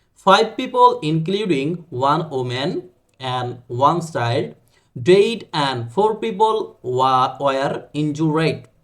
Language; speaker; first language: English; non-native, local second language; Bangla